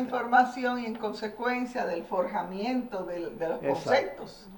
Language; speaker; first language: Spanish; native; Spanish